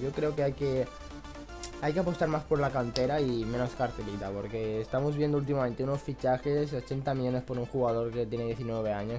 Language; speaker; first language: Spanish; native; Spanish